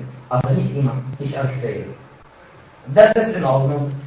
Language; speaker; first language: German; non-native, fluent; Arabic